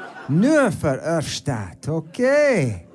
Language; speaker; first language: German; non-native, learner; English